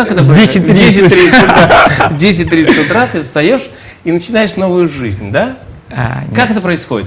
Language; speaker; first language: Russian; native; Russian